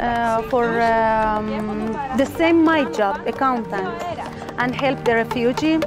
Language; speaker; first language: English; non-native, learner; Persian